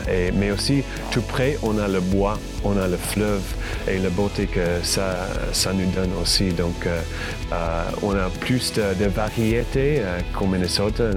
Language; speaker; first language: French; non-native, fluent; English